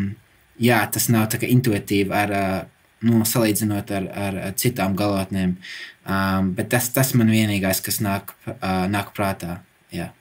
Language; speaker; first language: Latvian; early bilingual, heritage; English